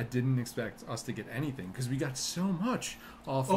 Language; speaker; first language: English; native; English